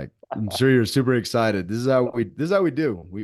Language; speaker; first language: English; native; English